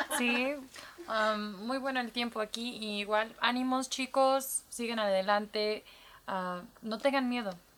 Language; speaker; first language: Spanish; early bilingual, heritage; Spanish